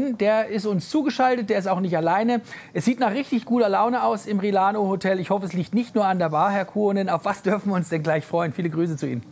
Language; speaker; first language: German; native; German